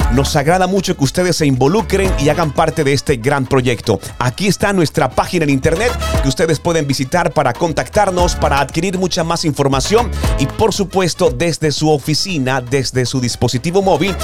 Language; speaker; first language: Spanish; native; Spanish